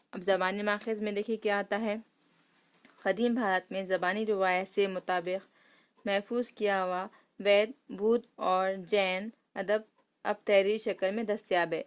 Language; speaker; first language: Urdu; native; Urdu